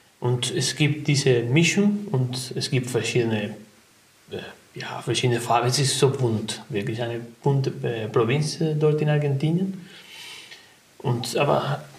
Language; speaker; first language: German; non-native, learner; Spanish